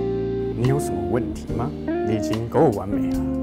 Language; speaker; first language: Chinese; native; Chinese